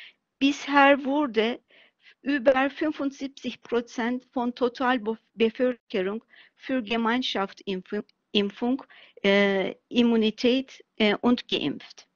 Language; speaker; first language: German; non-native, fluent; Turkish